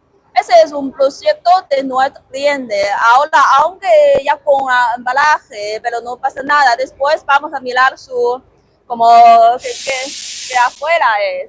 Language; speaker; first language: Spanish; non-native, learner; Chinese